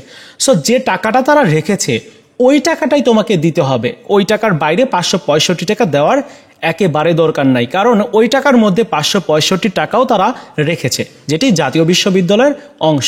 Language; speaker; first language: Bangla; native; Bangla